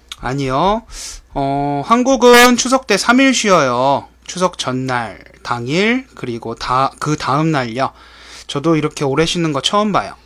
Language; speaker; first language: Korean; native; Korean